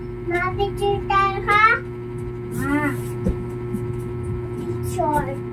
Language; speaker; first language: Filipino; non-native, local second language; Cebuano